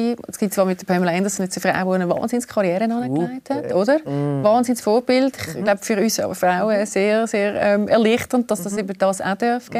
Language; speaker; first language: German; native; German